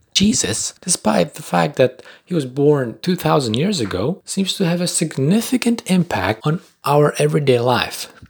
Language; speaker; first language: English; non-native, fluent; Polish